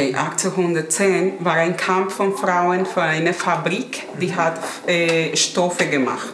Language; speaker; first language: German; non-native, learner; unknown